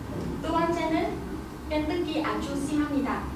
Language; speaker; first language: Korean; non-native, learner; Vietnamese